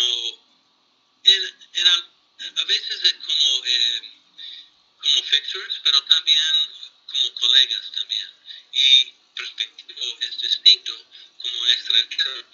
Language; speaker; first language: Spanish; non-native, fluent; English